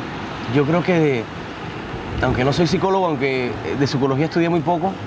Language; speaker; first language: Spanish; native; Spanish